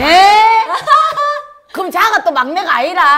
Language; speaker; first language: Korean; native; Korean